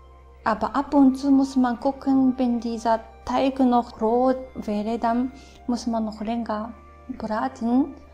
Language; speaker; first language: German; non-native, fluent; Japanese